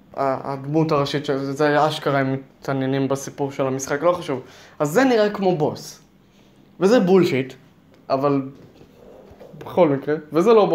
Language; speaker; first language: Hebrew; native; Hebrew